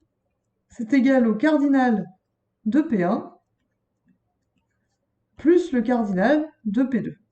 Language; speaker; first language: French; native; French